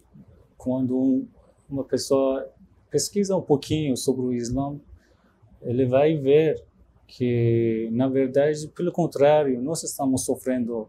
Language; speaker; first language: Portuguese; non-native, learner; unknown